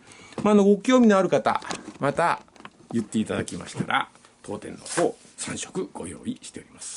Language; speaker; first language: Japanese; native; Japanese